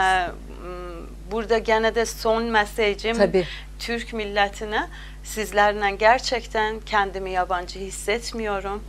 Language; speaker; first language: Turkish; non-native, learner; Azerbaijani